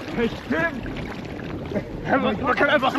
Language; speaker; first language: German; native; German